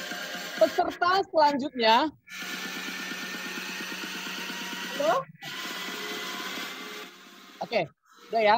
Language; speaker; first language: Indonesian; native; Indonesian